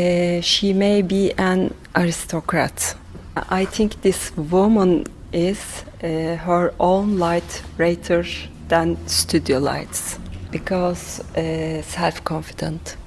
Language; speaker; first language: English; non-native, learner; Turkish